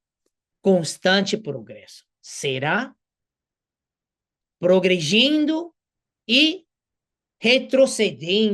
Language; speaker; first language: Portuguese; non-native, fluent; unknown